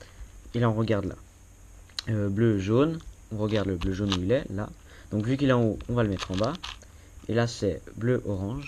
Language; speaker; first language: French; native; French